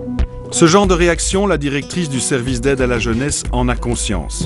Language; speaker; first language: French; native; French